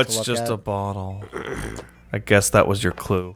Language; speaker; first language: English; native; English